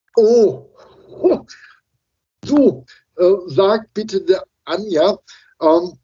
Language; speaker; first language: German; native; German